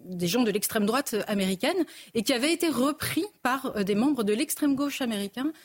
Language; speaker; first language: French; native; French